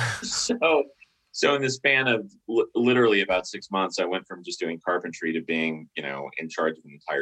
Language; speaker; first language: English; native; English